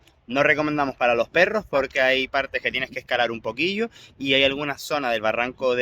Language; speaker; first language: Spanish; native; Spanish